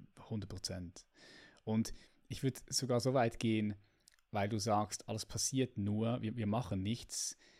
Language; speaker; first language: German; native; German